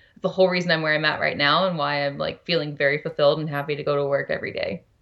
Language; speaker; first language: English; native; English